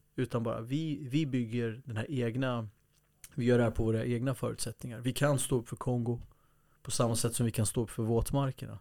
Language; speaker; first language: Swedish; early bilingual, other home language; Kurdish